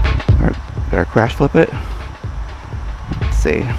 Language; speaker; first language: English; native; English